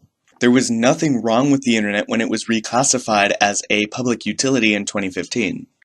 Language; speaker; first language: English; native; English